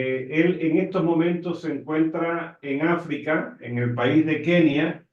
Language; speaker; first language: Spanish; native; Spanish